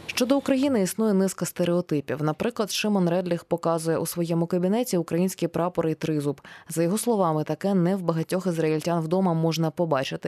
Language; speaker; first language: Ukrainian; native; Ukrainian